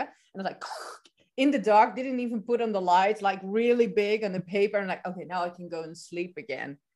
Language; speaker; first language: English; non-native, fluent; Dutch